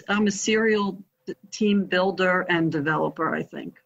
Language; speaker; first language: English; native; English